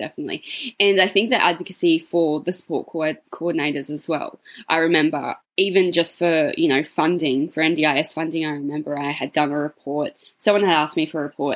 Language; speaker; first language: English; native; English